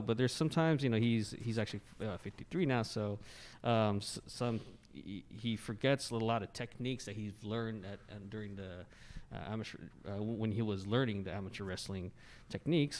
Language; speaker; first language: English; non-native, fluent; Japanese